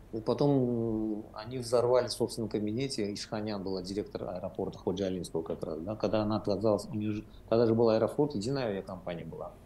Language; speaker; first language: Russian; non-native, local second language; Azerbaijani